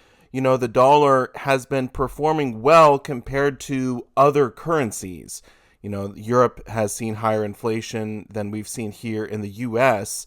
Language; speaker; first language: English; native; English